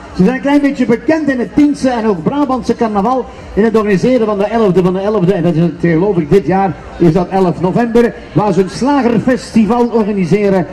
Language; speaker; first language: Dutch; native; Dutch